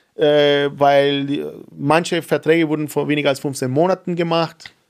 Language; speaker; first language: German; non-native, fluent; Spanish